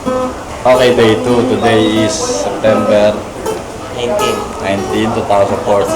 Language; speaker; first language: English; non-native, local second language; Filipino